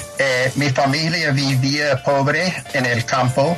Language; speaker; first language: Spanish; non-native, fluent; English